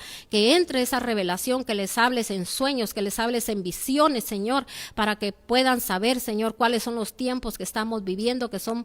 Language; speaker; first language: Spanish; native; Spanish